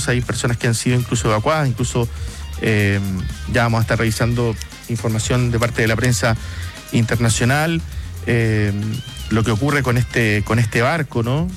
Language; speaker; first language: Spanish; native; Spanish